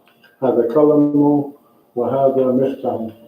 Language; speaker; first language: Arabic; non-native, learner; English